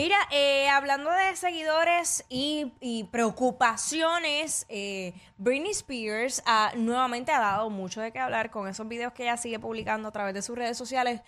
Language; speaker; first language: Spanish; native; Spanish